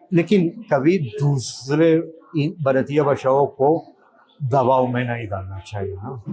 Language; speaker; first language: Hindi; non-native, fluent; Catalan